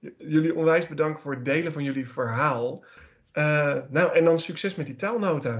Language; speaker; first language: Dutch; native; Dutch